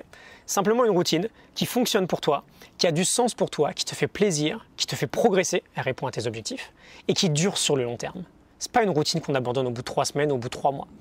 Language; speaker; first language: French; native; French